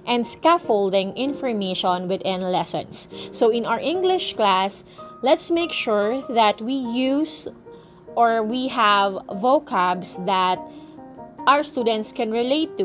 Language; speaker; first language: English; non-native, local second language; Filipino